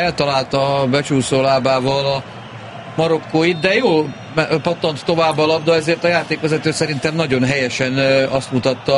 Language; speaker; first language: Hungarian; native; Hungarian